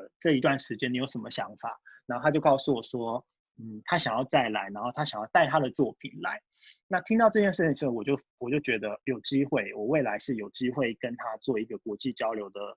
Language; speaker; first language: Chinese; early bilingual, heritage; Japanese